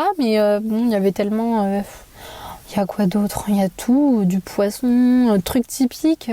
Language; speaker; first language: French; native; French